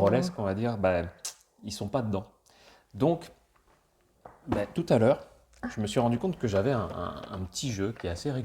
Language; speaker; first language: French; native; French